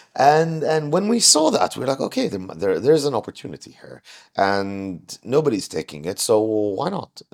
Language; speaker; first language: English; non-native, fluent; Arabic